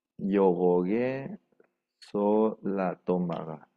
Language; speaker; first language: Spanish; non-native, local second language; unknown